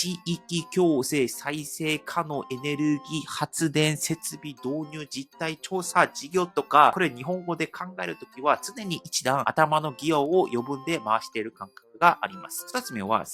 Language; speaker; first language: Japanese; non-native, fluent; Korean